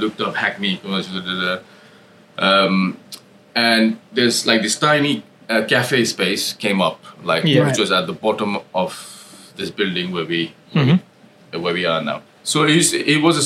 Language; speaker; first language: English; non-native, local second language; Nepali